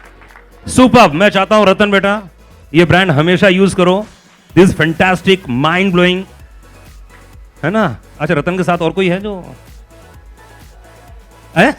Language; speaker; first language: Hindi; native; Hindi